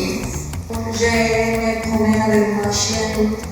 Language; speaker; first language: French; non-native, learner; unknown